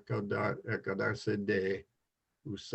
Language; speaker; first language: Spanish; non-native, learner; English